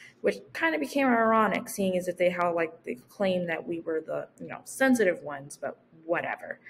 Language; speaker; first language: English; native; English